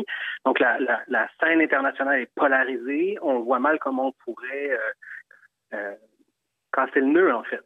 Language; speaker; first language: French; native; French